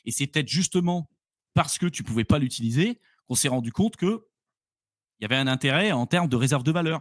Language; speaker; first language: French; native; French